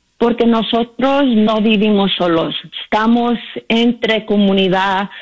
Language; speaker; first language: Spanish; early bilingual, heritage; Spanish